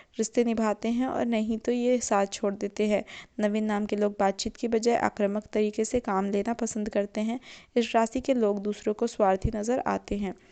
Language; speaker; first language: Hindi; native; Hindi